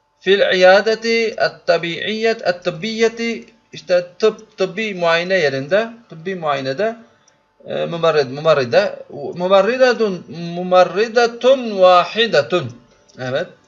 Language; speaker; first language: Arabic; non-native, learner; Turkish